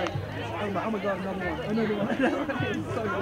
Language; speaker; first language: English; native; English